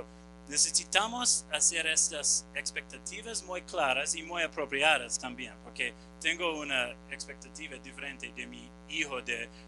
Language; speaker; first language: Spanish; non-native, fluent; English